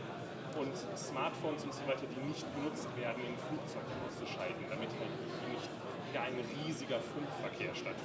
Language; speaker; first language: German; native; German